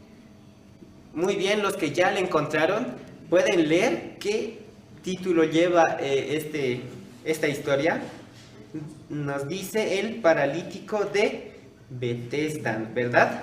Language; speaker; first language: Spanish; native; Spanish